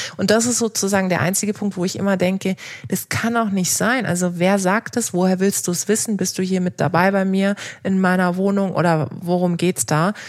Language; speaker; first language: German; early bilingual, other home language; Turkish